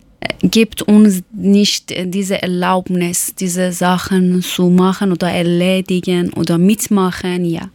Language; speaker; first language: German; non-native, learner; Persian